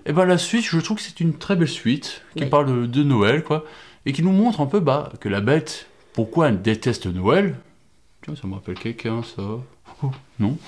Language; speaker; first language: French; native; French